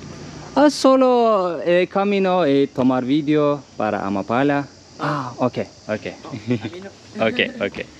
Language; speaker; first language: Spanish; non-native, learner; Turkish